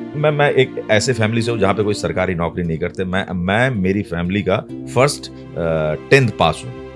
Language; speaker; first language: Hindi; non-native, local second language; Bangla